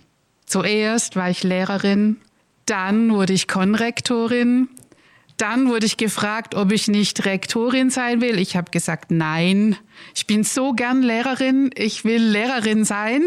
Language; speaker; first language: German; native; German